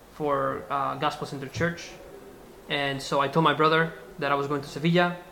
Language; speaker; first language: English; non-native, fluent; Spanish